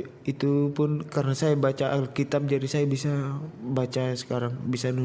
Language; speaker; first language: Indonesian; non-native, local second language; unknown